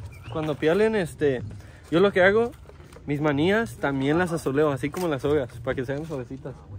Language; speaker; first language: Spanish; early bilingual, heritage; Spanish